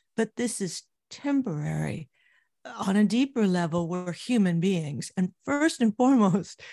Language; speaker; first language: English; native; English